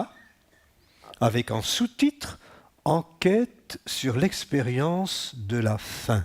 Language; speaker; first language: French; native; French